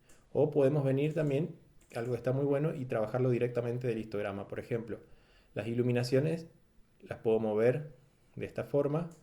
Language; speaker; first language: Spanish; native; Spanish